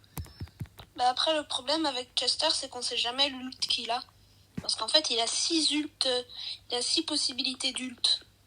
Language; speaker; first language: French; native; French